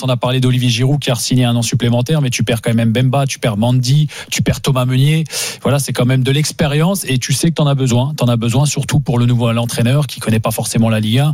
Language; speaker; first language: French; native; French